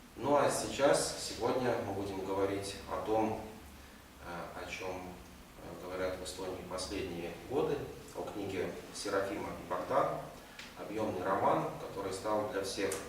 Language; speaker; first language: Russian; native; Russian